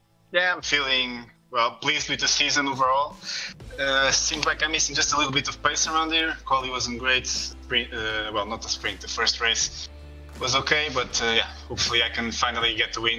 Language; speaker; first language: English; non-native, fluent; Portuguese